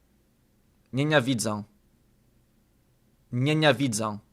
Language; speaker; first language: Polish; non-native, learner; English